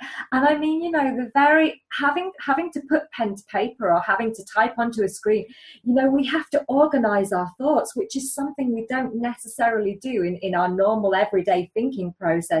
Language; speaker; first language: English; native; English